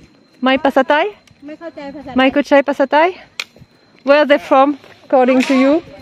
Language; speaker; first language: English; non-native, learner; French